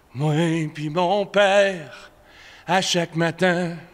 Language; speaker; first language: French; native; French